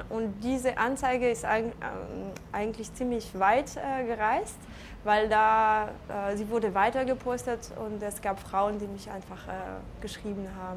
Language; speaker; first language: German; non-native, local second language; French